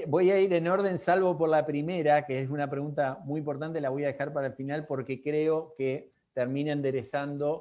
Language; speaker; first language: Spanish; native; Spanish